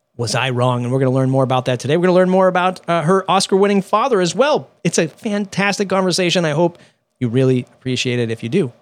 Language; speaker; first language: English; native; English